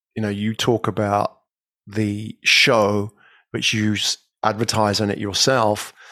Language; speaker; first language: English; native; English